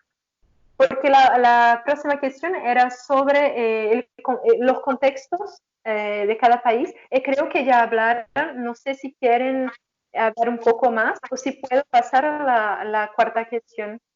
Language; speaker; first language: Spanish; non-native, fluent; Portuguese